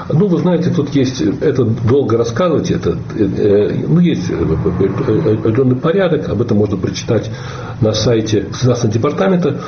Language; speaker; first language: Russian; native; Russian